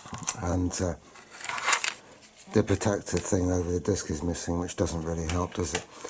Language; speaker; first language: English; native; English